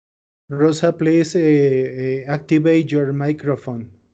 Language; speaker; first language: English; non-native, fluent; Spanish